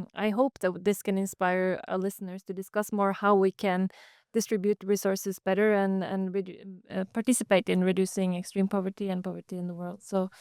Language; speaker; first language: English; non-native, fluent; Norwegian